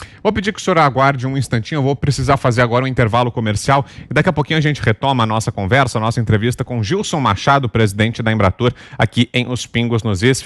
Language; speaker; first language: Portuguese; native; Portuguese